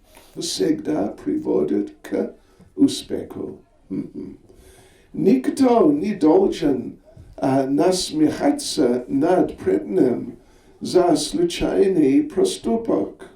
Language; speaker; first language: Russian; non-native, learner; English